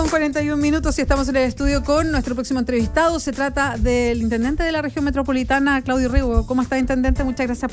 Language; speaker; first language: Spanish; native; Spanish